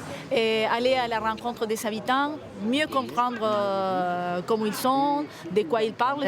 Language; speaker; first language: French; non-native, fluent; Spanish